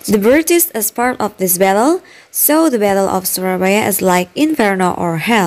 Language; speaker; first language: English; non-native, fluent; Indonesian